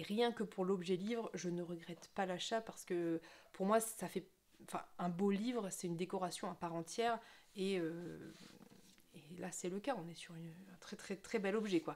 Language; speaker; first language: French; native; French